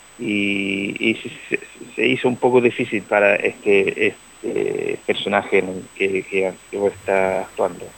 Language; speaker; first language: Spanish; early bilingual, heritage; Spanish